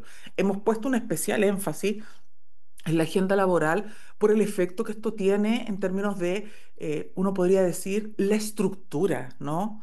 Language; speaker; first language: Spanish; native; Spanish